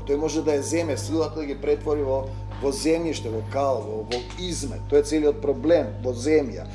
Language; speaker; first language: Macedonian; native; Macedonian